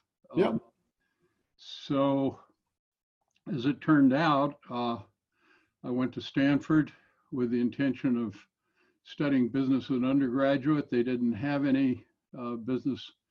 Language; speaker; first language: English; native; English